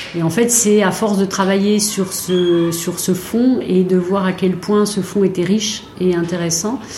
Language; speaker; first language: French; native; French